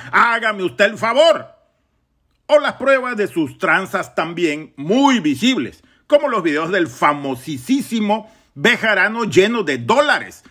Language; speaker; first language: Spanish; native; Spanish